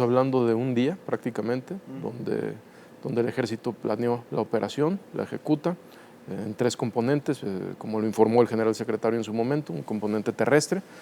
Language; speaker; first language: Spanish; native; Spanish